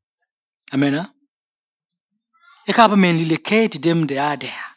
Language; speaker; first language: Danish; non-native, fluent; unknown